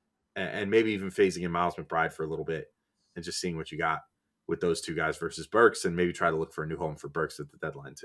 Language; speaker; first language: English; native; English